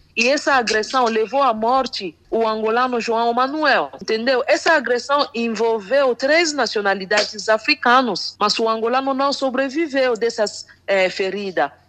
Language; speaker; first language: Portuguese; non-native, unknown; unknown